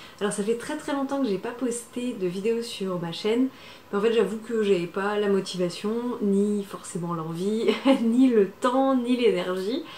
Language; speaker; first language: French; native; French